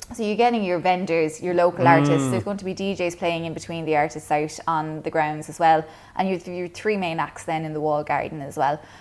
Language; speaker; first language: English; native; English